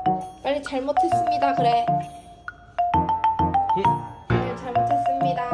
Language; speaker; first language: Korean; native; Korean